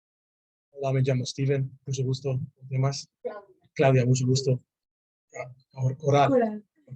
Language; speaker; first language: Spanish; non-native, learner; English